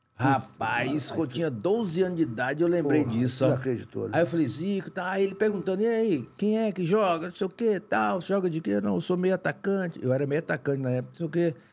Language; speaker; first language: Portuguese; native; Portuguese